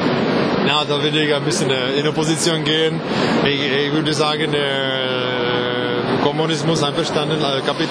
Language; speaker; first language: German; non-native, fluent; Czech